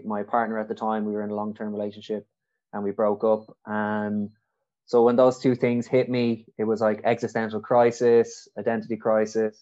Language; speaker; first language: English; native; English